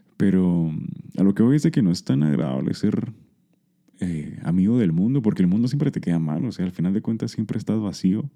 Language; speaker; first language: Spanish; early bilingual, heritage; Spanish